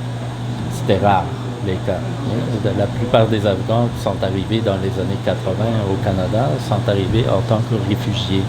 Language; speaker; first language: French; non-native, fluent; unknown